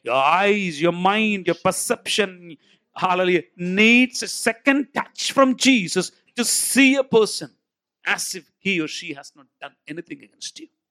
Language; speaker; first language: English; non-native, local second language; Malayalam